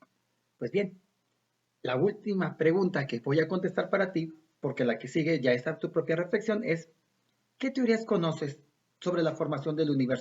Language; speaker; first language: Spanish; native; Spanish